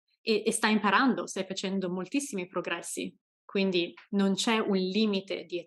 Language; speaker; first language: Italian; native; Italian